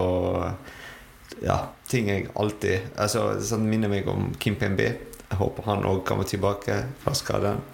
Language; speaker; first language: Norwegian; non-native, fluent; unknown